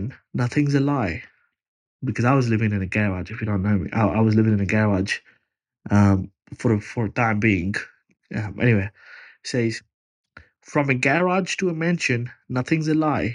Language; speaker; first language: English; non-native, local second language; Punjabi